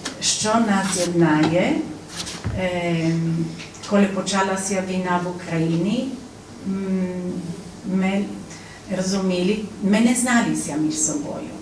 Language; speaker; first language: Ukrainian; non-native, learner; Polish